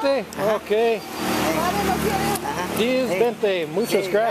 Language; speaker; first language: Spanish; non-native, learner; English